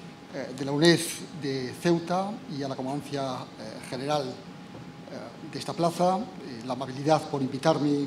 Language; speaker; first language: Spanish; native; Spanish